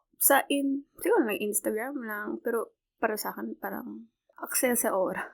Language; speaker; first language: Filipino; native; Filipino